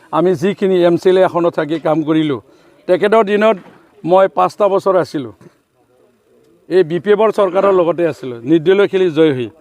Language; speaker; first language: Assamese; non-native, local second language; Bodo